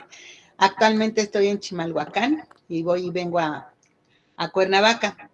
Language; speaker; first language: Spanish; native; Spanish